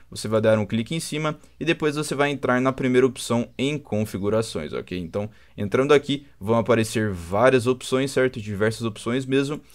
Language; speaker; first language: Portuguese; native; Portuguese